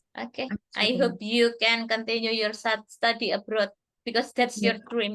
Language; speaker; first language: English; non-native, fluent; Indonesian